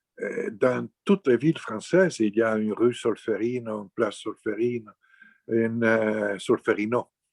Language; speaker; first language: French; non-native, fluent; Italian